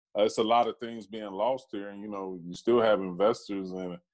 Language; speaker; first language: English; native; English